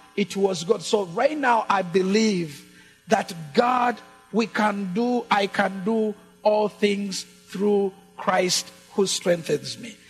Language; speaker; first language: English; non-native, local second language; Ganda